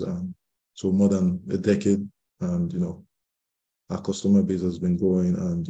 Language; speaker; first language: English; non-native, local second language; Yoruba